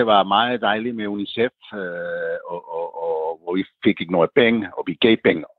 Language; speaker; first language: Danish; non-native, fluent; Catalan